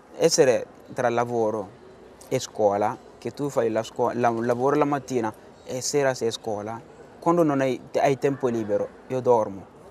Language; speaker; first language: Italian; non-native, learner; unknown